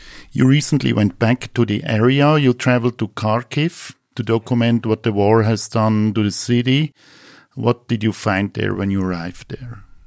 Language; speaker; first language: English; non-native, fluent; German